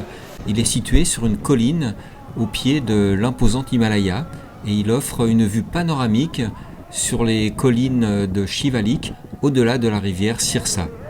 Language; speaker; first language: French; native; French